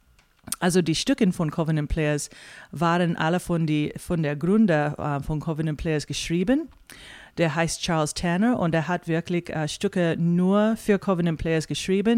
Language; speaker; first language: German; non-native, fluent; English